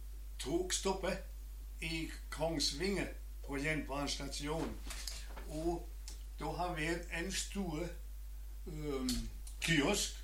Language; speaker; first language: Norwegian; non-native, learner; German